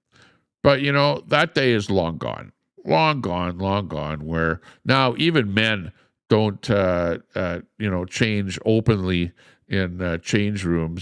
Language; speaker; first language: English; native; English